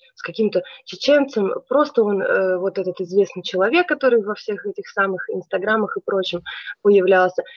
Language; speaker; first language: Russian; native; Russian